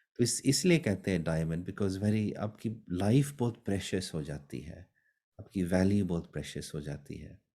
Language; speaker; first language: Hindi; early bilingual, heritage; Hindi